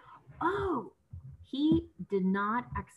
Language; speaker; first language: English; non-native, fluent; Spanish